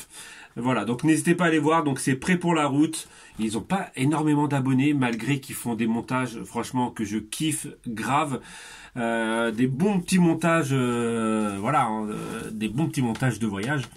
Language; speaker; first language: French; native; French